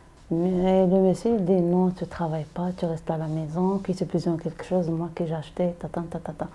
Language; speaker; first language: French; non-native, learner; Arabic